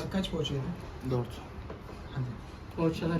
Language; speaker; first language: Turkish; native; Turkish